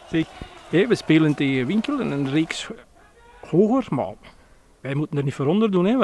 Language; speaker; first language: Dutch; native; Dutch